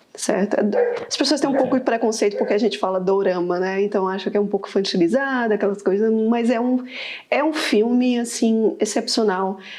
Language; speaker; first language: Portuguese; native; Portuguese